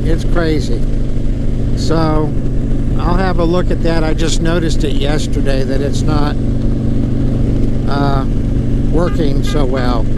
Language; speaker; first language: English; native; English